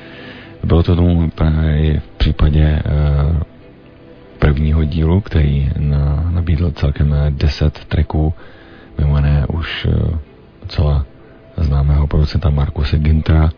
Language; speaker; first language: Czech; native; Czech